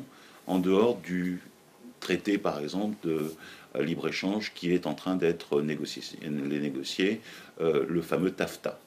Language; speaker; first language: French; native; French